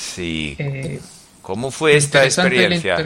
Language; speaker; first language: Spanish; non-native, fluent; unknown